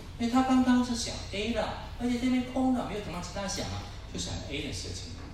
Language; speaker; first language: Chinese; non-native, local second language; Cantonese